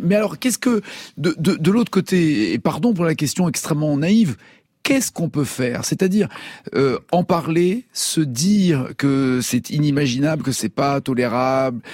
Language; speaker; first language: French; native; French